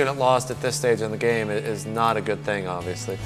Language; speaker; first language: English; native; English